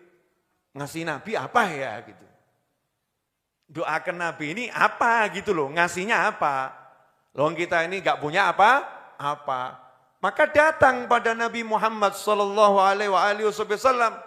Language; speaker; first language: Indonesian; native; Indonesian